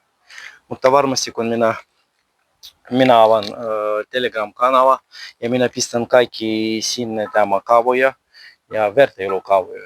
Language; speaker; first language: Finnish; non-native, learner; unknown